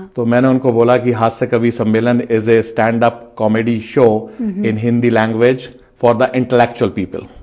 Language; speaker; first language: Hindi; native; Hindi